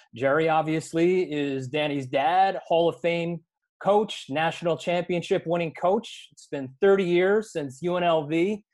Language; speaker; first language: English; native; English